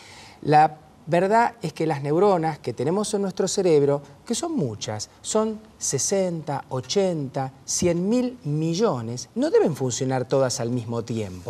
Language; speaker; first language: Spanish; native; Spanish